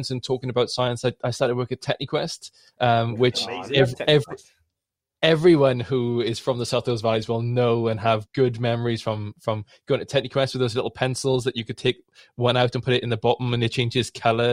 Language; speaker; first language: English; native; English